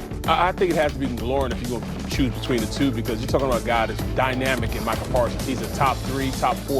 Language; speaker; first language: English; native; English